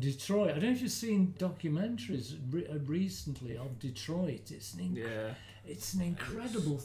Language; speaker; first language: English; native; English